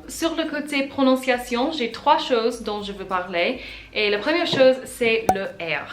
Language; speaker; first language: French; non-native, learner; English